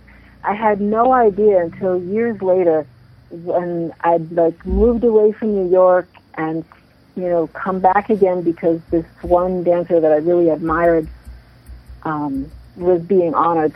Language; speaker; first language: English; native; English